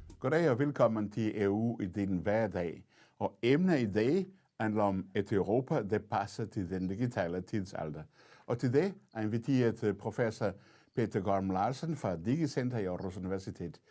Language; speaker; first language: Danish; non-native, fluent; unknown